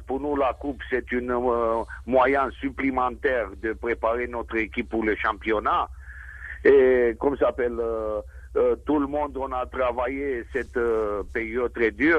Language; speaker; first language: French; non-native, fluent; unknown